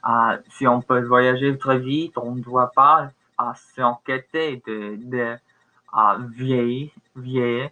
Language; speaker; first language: French; non-native, learner; English